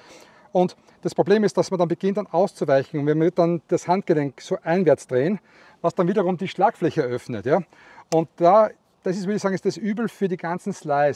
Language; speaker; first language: German; native; German